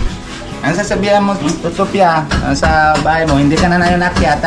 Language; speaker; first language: Filipino; non-native, learner; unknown